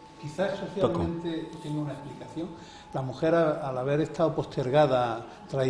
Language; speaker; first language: Spanish; native; Spanish